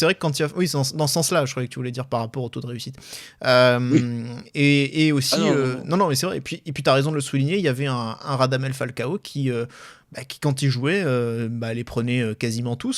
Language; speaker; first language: French; native; French